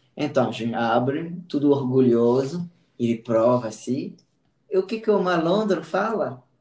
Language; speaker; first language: Portuguese; non-native, fluent; French